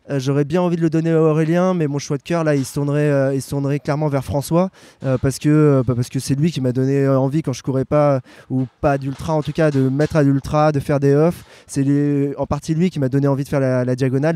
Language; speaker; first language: French; native; French